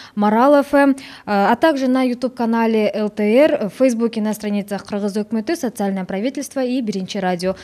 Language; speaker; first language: Russian; non-native, local second language; Kyrgyz